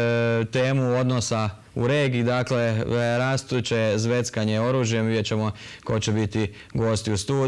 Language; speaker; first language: Croatian; native; Croatian